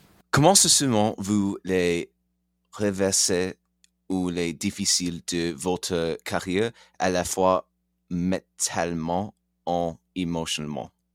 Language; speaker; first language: French; non-native, learner; English